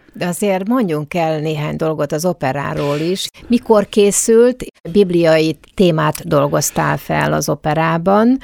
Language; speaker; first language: Hungarian; native; Hungarian